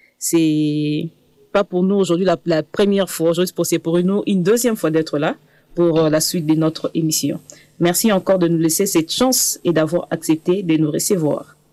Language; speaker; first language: French; native; French